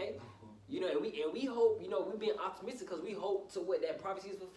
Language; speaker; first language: English; native; English